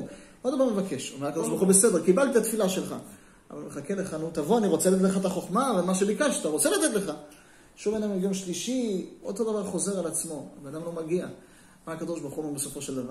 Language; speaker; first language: Hebrew; native; Hebrew